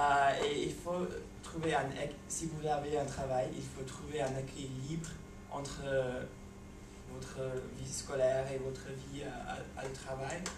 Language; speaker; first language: French; non-native, learner; English